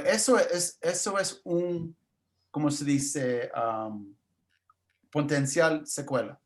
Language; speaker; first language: Spanish; early bilingual, heritage; English